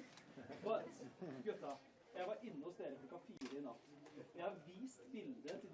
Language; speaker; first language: Norwegian; native; Norwegian